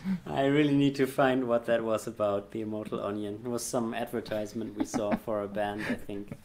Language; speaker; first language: English; non-native, fluent; German